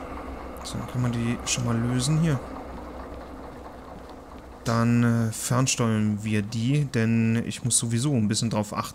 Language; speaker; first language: German; native; German